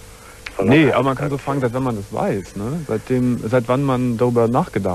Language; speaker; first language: German; native; German